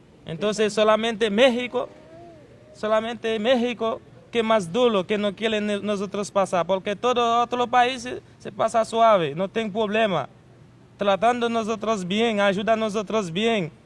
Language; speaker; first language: Spanish; non-native, learner; Haitian Creole